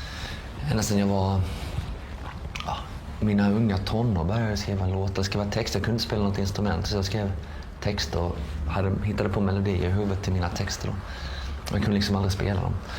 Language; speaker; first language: Swedish; native; Swedish